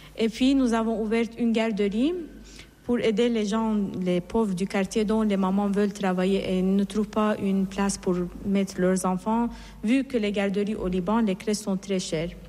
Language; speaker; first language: French; non-native, fluent; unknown